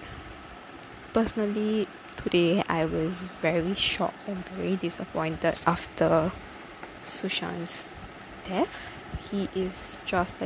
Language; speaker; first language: English; non-native, local second language; Tamil